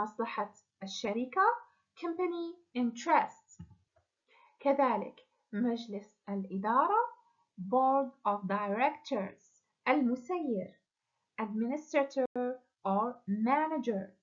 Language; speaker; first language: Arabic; native; Arabic